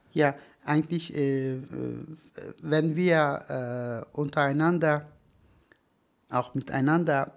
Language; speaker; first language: German; non-native, learner; Turkish